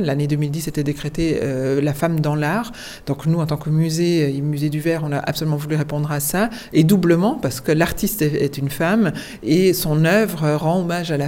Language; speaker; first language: French; native; French